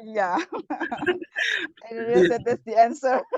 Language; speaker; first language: English; non-native, learner; Indonesian